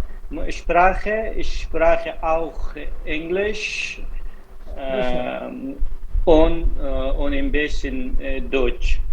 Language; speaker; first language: German; non-native, learner; Persian